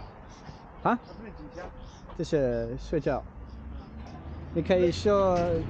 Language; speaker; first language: Chinese; non-native, learner; English